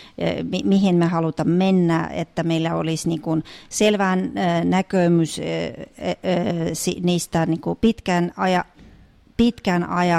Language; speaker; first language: Finnish; non-native, fluent; Russian